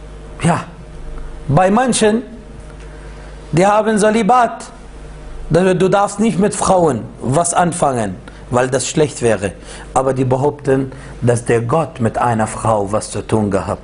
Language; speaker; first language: German; non-native, fluent; Arabic